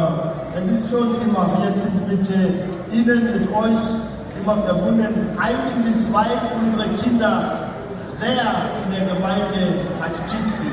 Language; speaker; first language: German; non-native, fluent; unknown